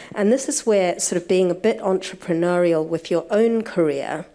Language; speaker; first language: English; native; English